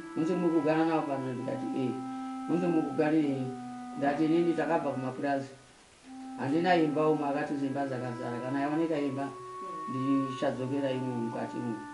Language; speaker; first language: Shona; early bilingual, other home language; Nyanja